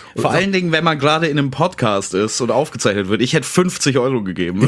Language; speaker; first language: German; native; German